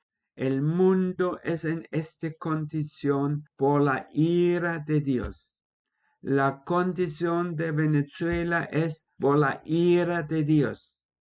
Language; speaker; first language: Spanish; non-native, fluent; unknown